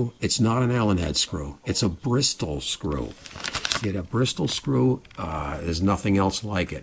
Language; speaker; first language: English; native; English